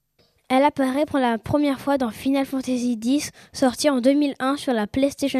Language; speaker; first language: French; native; French